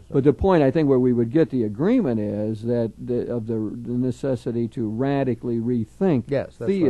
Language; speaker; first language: English; native; English